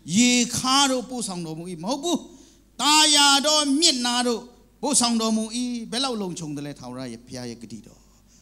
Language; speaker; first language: Burmese; non-native, local second language; Kachin